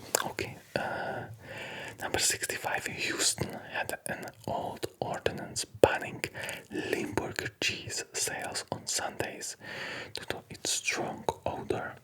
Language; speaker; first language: English; non-native, fluent; Polish